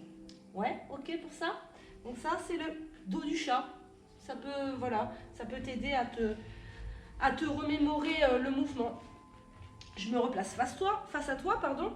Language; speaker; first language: French; native; French